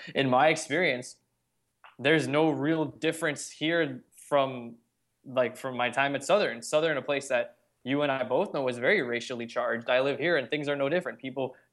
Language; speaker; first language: English; early bilingual, other home language; Hindi